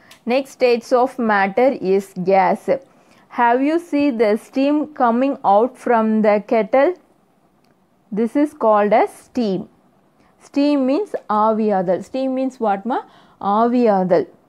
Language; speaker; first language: English; non-native, local second language; Tamil